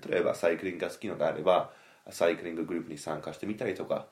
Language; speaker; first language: Japanese; non-native, fluent; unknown